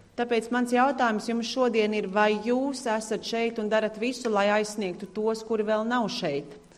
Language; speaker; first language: Latvian; native; Latvian